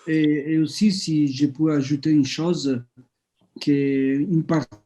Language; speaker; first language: French; non-native, fluent; Italian